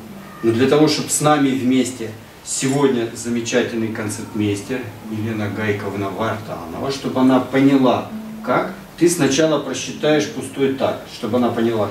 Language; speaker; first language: Russian; native; Russian